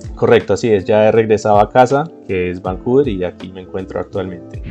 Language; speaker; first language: Spanish; early bilingual, heritage; Spanish